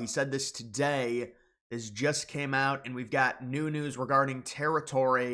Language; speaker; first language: English; native; English